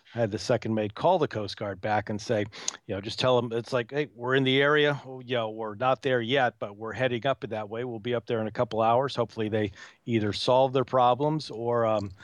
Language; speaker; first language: English; native; English